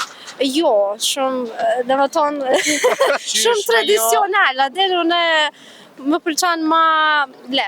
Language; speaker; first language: Albanian; non-native, learner; Turkish